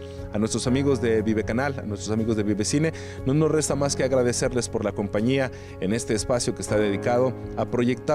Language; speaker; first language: Spanish; native; Spanish